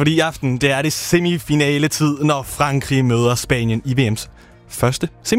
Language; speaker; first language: Danish; native; Danish